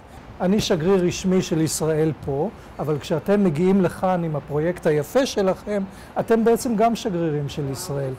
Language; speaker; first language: Hebrew; native; Hebrew